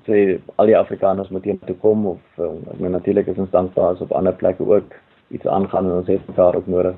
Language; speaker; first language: Afrikaans; non-native, fluent; German